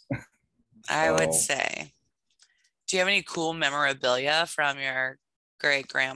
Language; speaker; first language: English; native; English